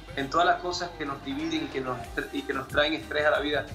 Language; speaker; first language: Spanish; early bilingual, heritage; Spanish